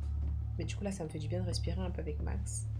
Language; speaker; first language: French; native; French